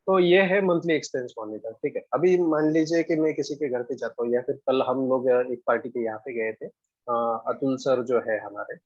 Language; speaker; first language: Hindi; non-native, local second language; Marathi